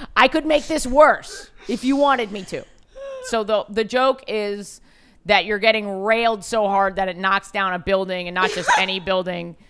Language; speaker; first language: English; native; English